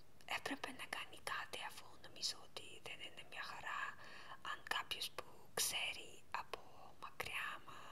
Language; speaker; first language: Greek; non-native, learner; Ukrainian